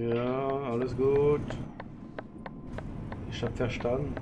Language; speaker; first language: German; non-native, learner; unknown